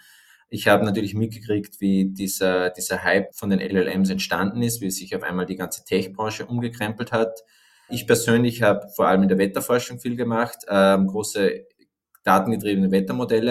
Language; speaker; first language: German; native; German